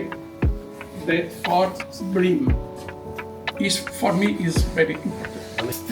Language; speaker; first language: English; non-native, learner; Portuguese